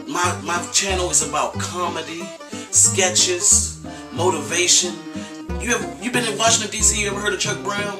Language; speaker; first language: English; native; English